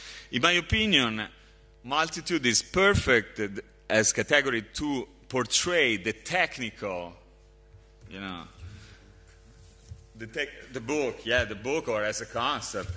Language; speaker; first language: English; non-native, fluent; Italian